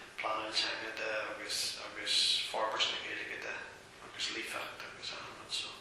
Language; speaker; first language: Irish; non-native, local second language; English